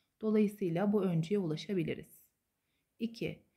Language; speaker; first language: Turkish; native; Turkish